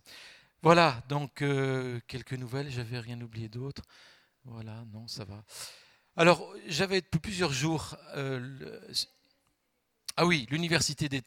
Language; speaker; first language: French; native; French